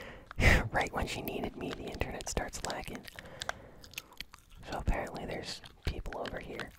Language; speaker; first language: English; native; English